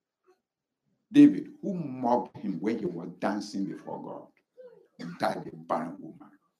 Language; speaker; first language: English; non-native, local second language; Yoruba